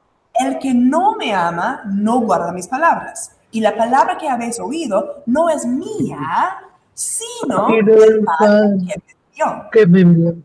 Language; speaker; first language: Spanish; non-native, fluent; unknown